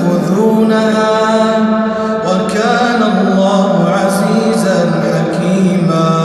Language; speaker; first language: Arabic; native; Arabic